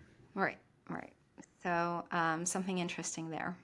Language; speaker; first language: English; native; English